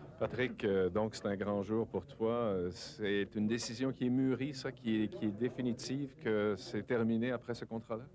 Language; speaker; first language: French; native; French